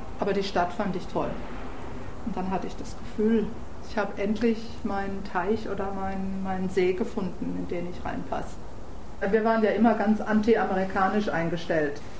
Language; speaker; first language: German; native; German